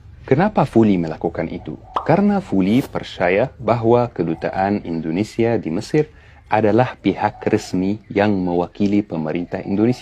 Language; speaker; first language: Indonesian; non-native, fluent; Arabic